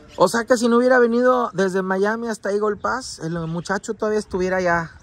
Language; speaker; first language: Spanish; native; Spanish